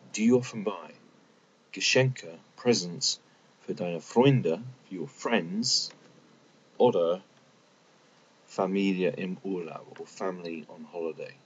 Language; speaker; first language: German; non-native, fluent; English